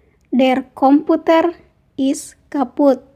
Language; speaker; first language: German; non-native, fluent; Indonesian